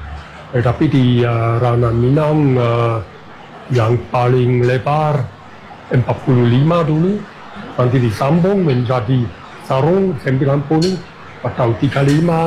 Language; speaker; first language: Indonesian; non-native, fluent; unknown